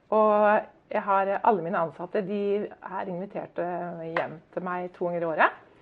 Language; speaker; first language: Norwegian; native; Norwegian